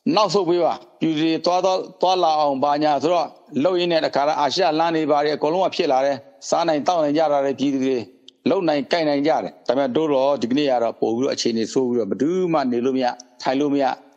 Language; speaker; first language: Burmese; non-native, local second language; S'gaw Karen